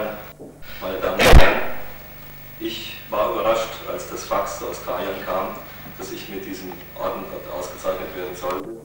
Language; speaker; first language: German; native; German